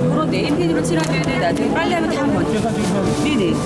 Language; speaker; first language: Korean; native; Korean